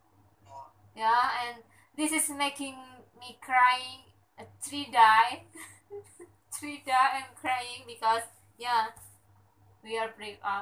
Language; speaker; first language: English; non-native, learner; Indonesian